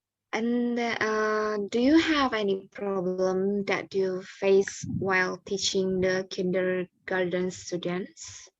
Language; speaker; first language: English; non-native, learner; Indonesian